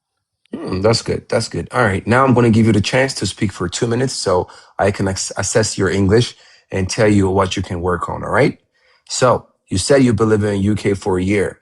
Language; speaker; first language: English; non-native, fluent; Amharic